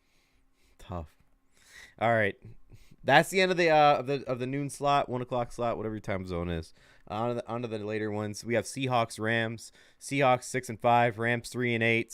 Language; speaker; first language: English; native; English